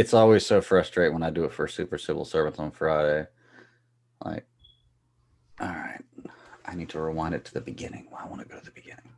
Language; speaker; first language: English; native; English